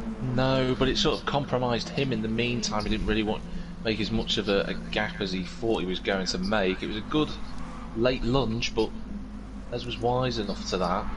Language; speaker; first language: English; native; English